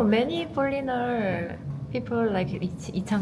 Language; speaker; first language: English; non-native, learner; Korean